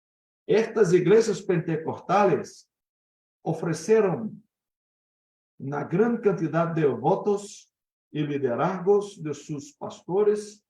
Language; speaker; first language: Spanish; non-native, fluent; Portuguese